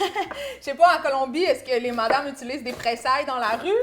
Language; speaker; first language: French; native; French